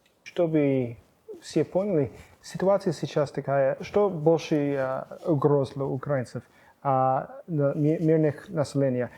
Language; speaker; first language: Russian; non-native, fluent; English